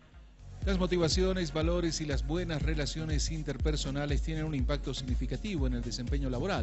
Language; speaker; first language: Spanish; native; Spanish